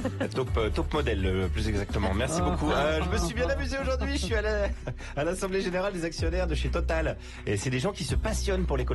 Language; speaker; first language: French; native; French